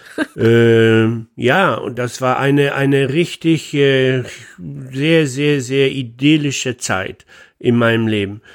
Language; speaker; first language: German; non-native, fluent; Polish